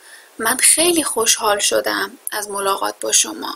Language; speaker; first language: Persian; native; Persian